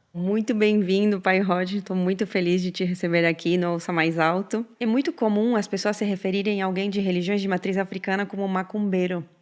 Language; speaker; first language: Portuguese; non-native, fluent; Spanish